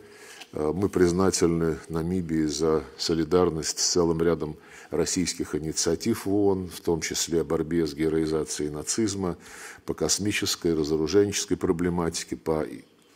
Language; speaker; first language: Russian; native; Russian